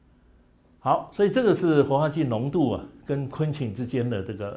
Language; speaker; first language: Chinese; native; Chinese